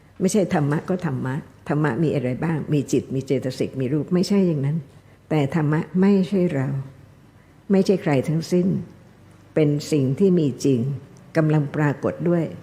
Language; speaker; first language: Thai; native; Thai